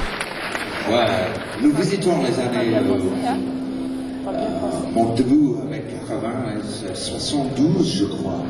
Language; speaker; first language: French; non-native, learner; English